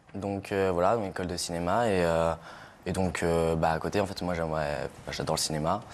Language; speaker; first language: French; native; French